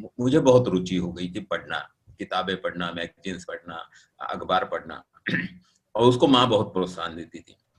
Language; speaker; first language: Hindi; non-native, local second language; Marathi